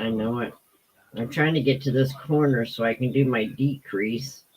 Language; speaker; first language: English; native; English